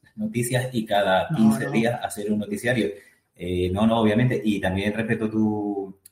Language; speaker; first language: Spanish; native; Spanish